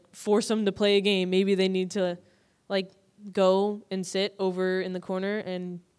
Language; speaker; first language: English; native; English